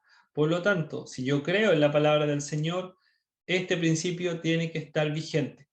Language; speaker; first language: Spanish; native; Spanish